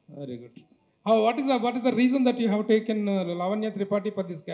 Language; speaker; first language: Telugu; native; Telugu